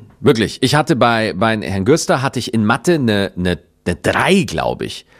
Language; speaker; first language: German; native; German